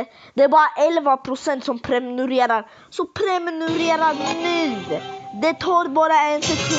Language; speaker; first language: Swedish; early bilingual, other home language; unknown